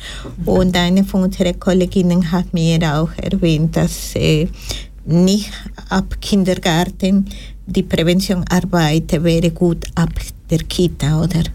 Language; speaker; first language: German; non-native, fluent; Spanish